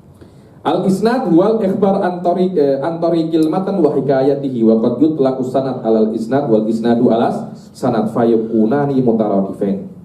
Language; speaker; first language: Arabic; non-native, learner; Malay